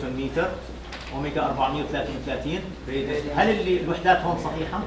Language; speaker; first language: Arabic; native; Arabic